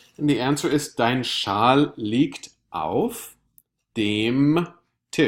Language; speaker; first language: German; non-native, fluent; English